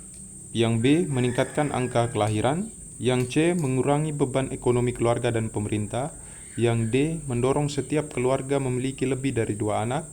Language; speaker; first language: Indonesian; native; Indonesian